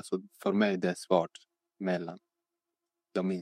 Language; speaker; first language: Swedish; non-native, fluent; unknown